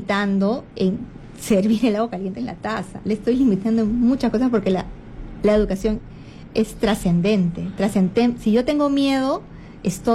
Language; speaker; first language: Spanish; native; Spanish